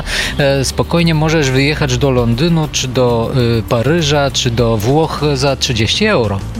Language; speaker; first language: Polish; non-native, fluent; Bulgarian